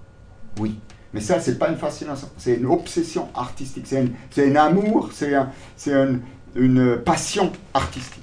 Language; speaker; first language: French; non-native, local second language; German